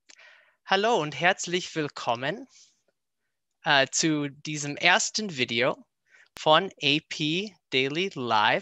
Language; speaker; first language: German; non-native, fluent; English